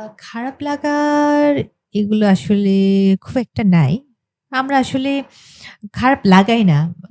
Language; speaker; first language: Bangla; non-native, local second language; Garo